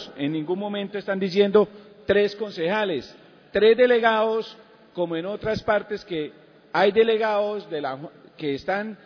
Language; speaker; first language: Spanish; native; Spanish